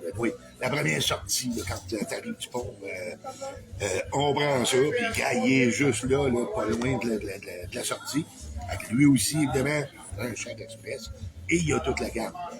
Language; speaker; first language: French; native; French